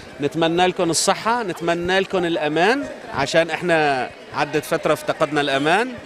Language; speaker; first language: Arabic; native; Arabic